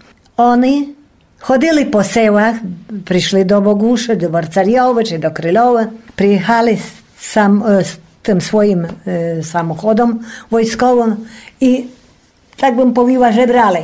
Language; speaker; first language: Polish; non-native, local second language; Rusyn